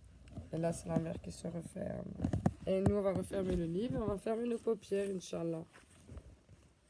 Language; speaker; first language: French; native; French